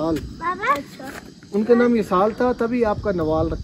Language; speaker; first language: Urdu; native; Urdu